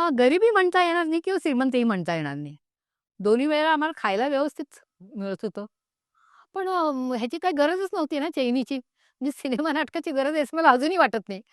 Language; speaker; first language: Marathi; non-native, local second language; Konkani